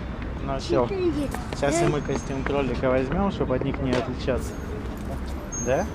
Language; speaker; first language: Russian; native; Russian